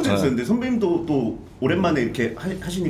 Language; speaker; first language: Korean; native; Korean